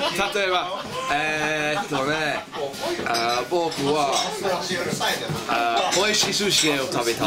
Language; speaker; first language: Japanese; non-native, learner; English